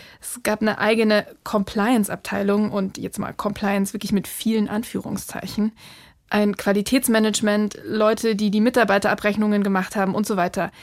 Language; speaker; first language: German; native; German